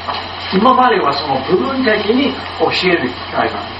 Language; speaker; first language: Japanese; non-native, learner; English